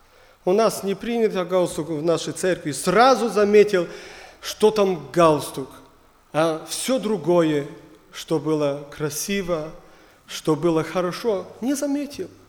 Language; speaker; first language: Russian; non-native, learner; German